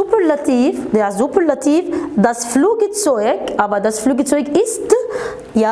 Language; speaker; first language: German; non-native, fluent; Arabic